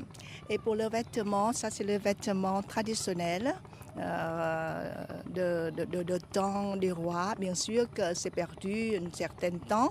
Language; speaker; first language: French; non-native, fluent; Vietnamese